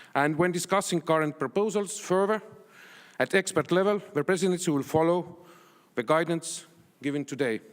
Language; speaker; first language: English; non-native, fluent; Estonian